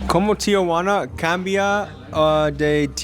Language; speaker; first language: Spanish; non-native, learner; English